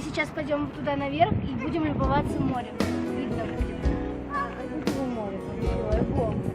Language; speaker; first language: Russian; native; Russian